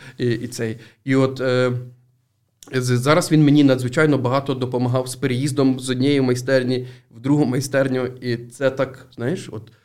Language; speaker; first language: Ukrainian; native; Ukrainian